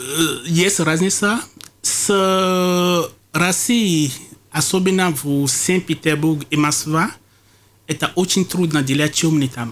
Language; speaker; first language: Russian; non-native, fluent; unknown